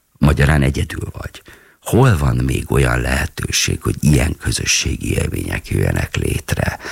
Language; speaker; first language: Hungarian; native; Hungarian